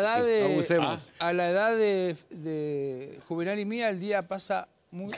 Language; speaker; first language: Spanish; native; Spanish